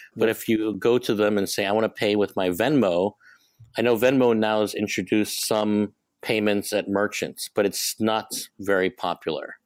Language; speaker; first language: English; non-native, local second language; Cantonese